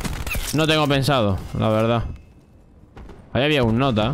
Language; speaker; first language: Spanish; native; Spanish